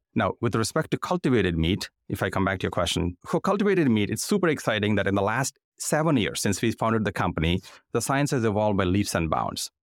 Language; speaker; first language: English; non-native, local second language; Telugu